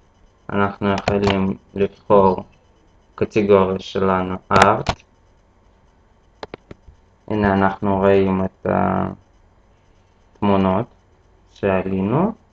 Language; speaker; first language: Hebrew; non-native, fluent; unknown